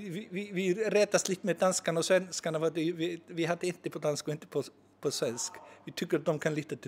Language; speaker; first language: Swedish; non-native, fluent; Icelandic